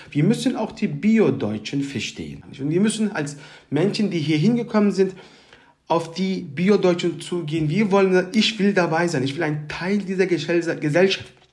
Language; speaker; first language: German; early bilingual, other home language; Turkish